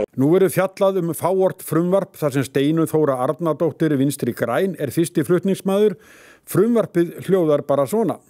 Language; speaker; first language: Icelandic; native; Icelandic